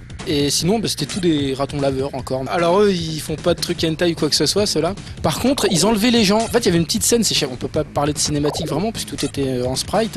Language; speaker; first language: French; native; French